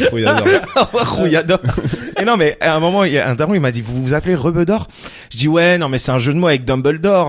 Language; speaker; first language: French; native; French